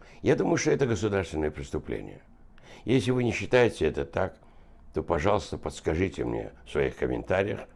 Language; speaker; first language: Russian; non-native, local second language; Azerbaijani